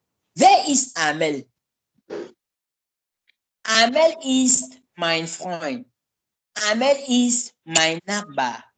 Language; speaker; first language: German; non-native, learner; French